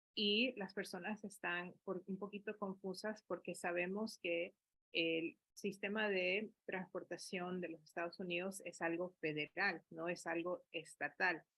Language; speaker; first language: Spanish; early bilingual, heritage; Spanish